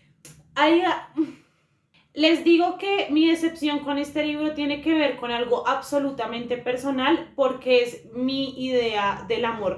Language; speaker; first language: Spanish; native; Spanish